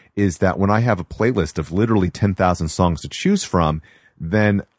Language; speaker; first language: English; native; English